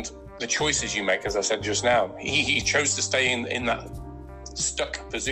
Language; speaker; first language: English; native; English